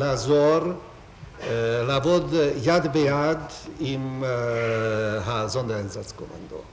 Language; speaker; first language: Hebrew; non-native, fluent; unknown